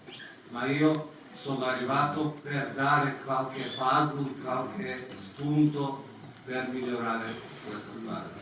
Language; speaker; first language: Italian; non-native, fluent; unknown